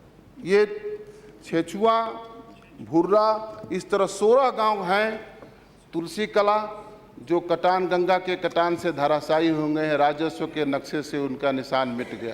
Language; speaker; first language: Hindi; native; Hindi